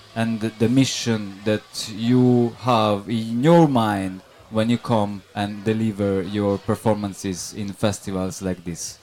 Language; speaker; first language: English; non-native, fluent; Italian